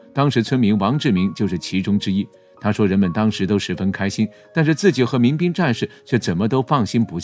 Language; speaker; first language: Chinese; native; Chinese